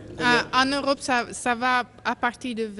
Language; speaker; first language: French; non-native, learner; Dutch